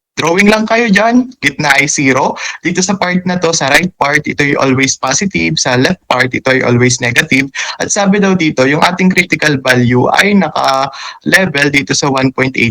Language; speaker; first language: Filipino; native; Filipino